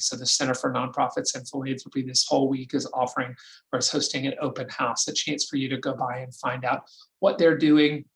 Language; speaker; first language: English; native; English